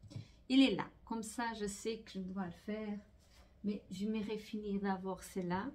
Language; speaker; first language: French; non-native, fluent; Portuguese